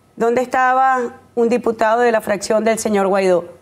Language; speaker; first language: Spanish; native; Spanish